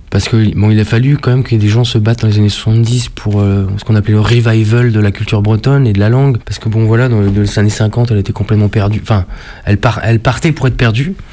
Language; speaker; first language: French; native; French